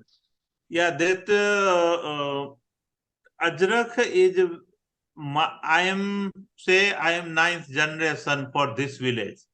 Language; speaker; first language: English; non-native, learner; Gujarati